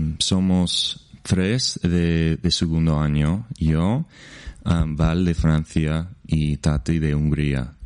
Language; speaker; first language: Spanish; non-native, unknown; English